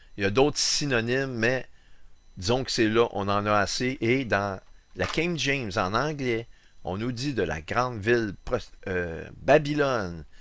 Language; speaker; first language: French; native; French